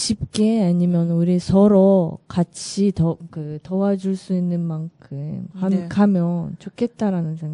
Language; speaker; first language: Korean; non-native, learner; Russian